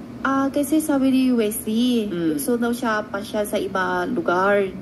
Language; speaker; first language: Filipino; non-native, learner; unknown